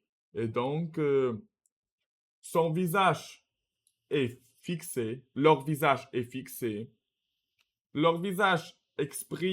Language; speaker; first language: French; non-native, learner; Russian